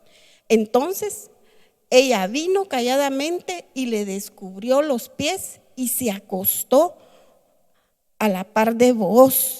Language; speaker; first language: Spanish; native; Spanish